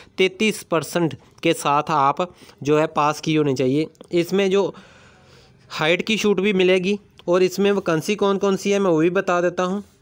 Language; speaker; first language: Hindi; non-native, local second language; Punjabi